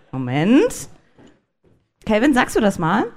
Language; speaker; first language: German; native; German